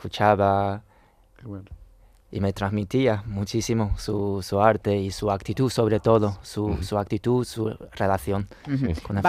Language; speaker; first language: Spanish; non-native, fluent; Chinese